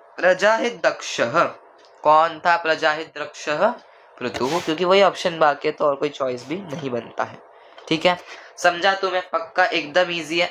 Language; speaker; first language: Hindi; non-native, local second language; Marathi